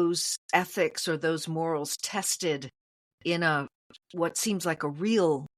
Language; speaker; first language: English; native; English